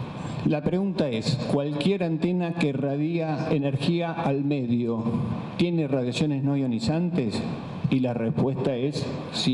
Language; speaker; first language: Spanish; native; Spanish